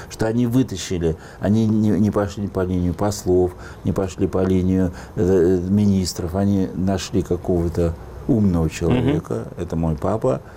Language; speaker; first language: Russian; native; Russian